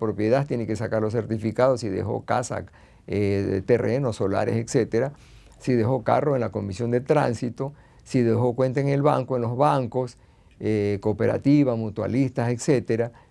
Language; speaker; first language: Spanish; native; Spanish